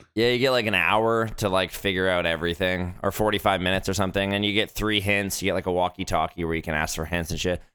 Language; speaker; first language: English; native; English